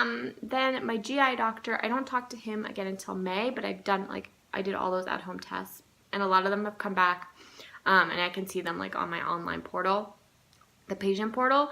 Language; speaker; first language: English; native; English